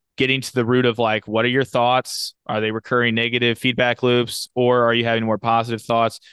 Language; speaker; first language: English; native; English